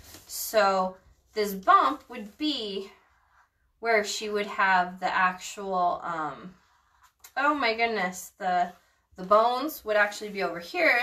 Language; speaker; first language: English; early bilingual, other home language; Spanish